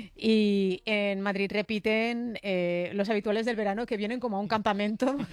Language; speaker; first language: Spanish; native; Spanish